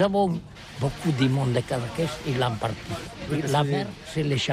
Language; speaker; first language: French; non-native, learner; Catalan